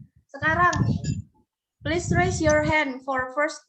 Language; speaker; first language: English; non-native, learner; Indonesian